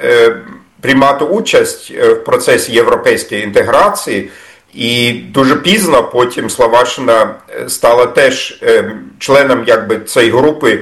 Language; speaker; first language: Ukrainian; non-native, fluent; German